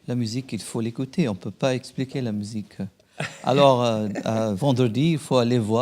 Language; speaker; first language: French; non-native, local second language; Arabic